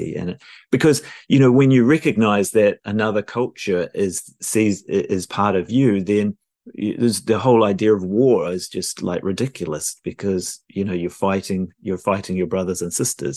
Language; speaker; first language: English; native; English